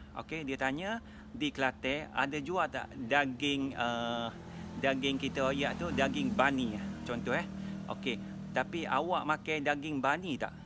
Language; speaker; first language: Malay; non-native, local second language; Min Nan Chinese